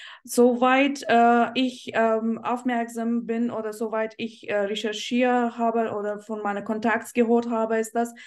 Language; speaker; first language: German; non-native, fluent; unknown